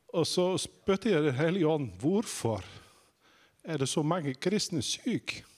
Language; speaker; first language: Norwegian; non-native, fluent; Dutch